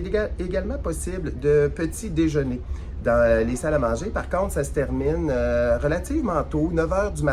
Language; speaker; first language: French; native; French